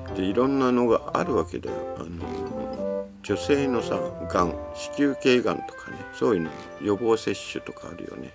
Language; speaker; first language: Japanese; native; Japanese